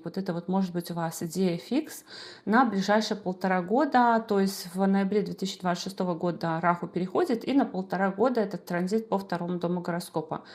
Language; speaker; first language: Russian; native; Russian